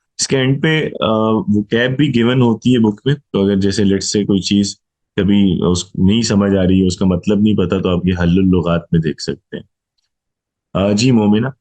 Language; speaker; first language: Urdu; non-native, local second language; Punjabi